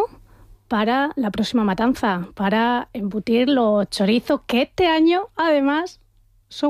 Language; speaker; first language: Spanish; native; Spanish